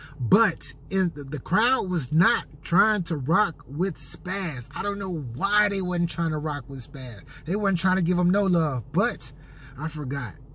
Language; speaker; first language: English; native; English